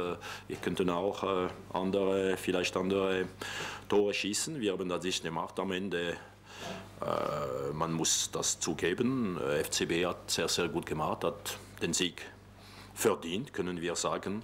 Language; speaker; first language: German; non-native, local second language; French